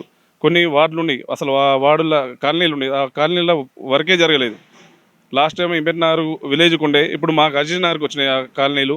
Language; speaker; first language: Telugu; native; Telugu